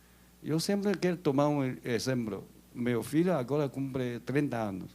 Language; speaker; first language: Portuguese; non-native, learner; Chinese